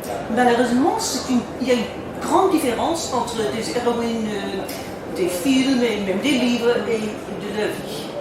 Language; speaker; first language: French; non-native, learner; English